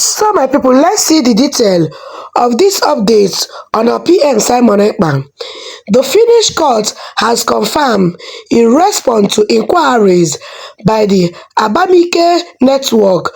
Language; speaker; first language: English; non-native, local second language; Igbo